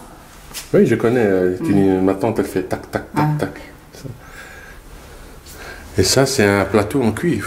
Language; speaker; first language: French; native; French